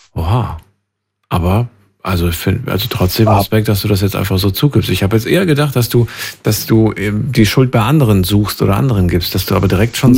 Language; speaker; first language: German; native; German